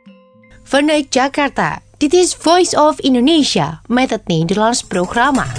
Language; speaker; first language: Dutch; non-native, fluent; Indonesian